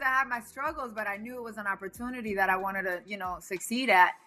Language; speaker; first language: English; early bilingual, other home language; Spanish